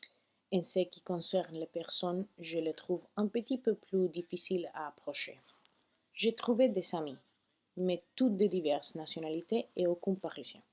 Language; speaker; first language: French; non-native, fluent; Spanish